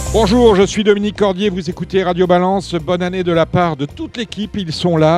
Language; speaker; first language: French; native; French